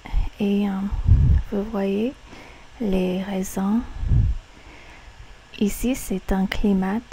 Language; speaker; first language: French; non-native, learner; English